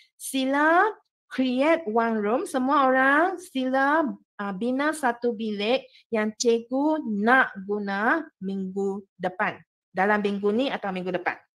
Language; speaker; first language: Malay; non-native, local second language; Chinese